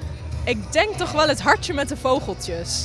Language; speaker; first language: Dutch; native; Dutch